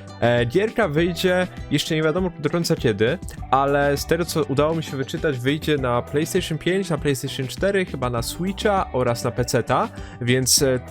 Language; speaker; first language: Polish; native; Polish